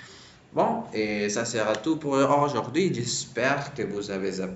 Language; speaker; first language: French; non-native, fluent; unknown